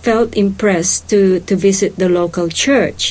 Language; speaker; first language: English; non-native, local second language; Hiligaynon